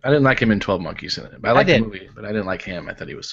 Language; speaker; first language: English; native; English